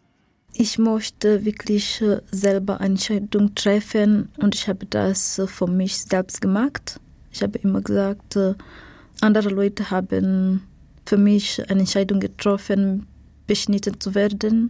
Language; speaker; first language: German; non-native, fluent; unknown